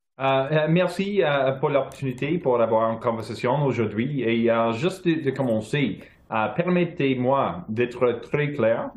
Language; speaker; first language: French; non-native, local second language; English